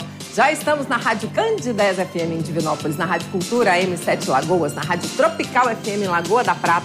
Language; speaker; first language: Portuguese; native; Portuguese